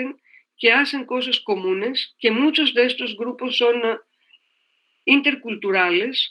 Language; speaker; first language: Spanish; non-native, fluent; Greek